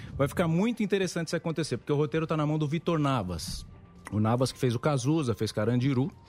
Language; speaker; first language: Portuguese; native; Portuguese